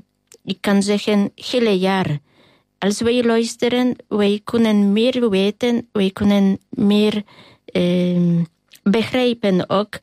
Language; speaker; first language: Dutch; non-native, learner; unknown